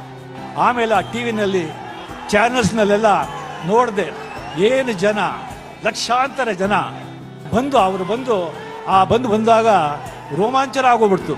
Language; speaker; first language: Kannada; non-native, local second language; Marathi